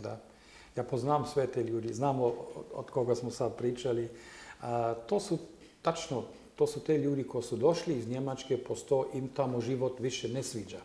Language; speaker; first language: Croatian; non-native, learner; German